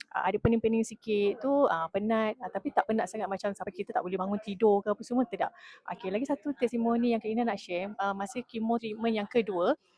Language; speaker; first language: Malay; native; Malay